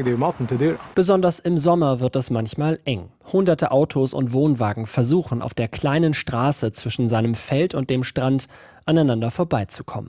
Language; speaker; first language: German; native; German